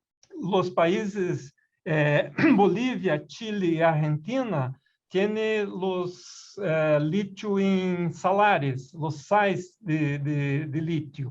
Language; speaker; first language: Spanish; non-native, learner; Portuguese